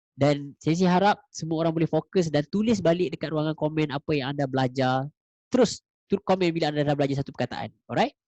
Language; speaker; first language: Malay; native; Malay